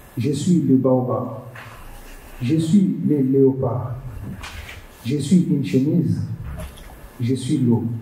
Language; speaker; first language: French; non-native, learner; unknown